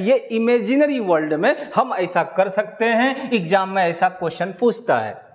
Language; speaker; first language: Hindi; native; Hindi